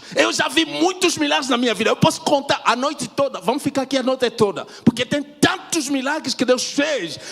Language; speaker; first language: Portuguese; non-native, fluent; French